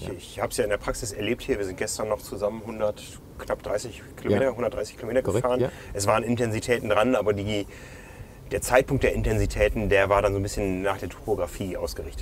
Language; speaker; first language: German; native; German